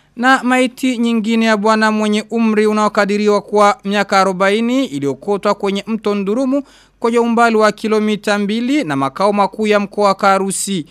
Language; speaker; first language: Swahili; non-native, local second language; Rundi